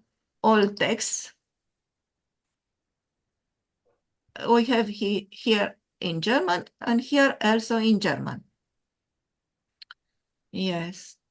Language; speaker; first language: English; non-native, fluent; Romanian